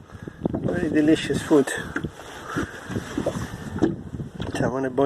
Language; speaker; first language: English; non-native, learner; Thai